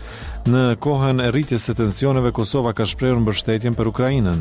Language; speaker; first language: Albanian; native; Albanian